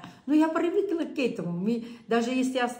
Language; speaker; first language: Russian; non-native, local second language; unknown